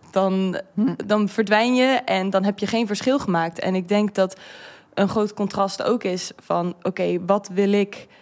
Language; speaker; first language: Dutch; early bilingual, heritage; Dutch